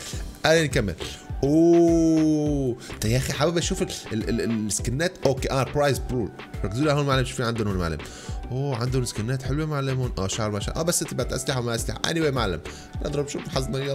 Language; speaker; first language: Arabic; native; Arabic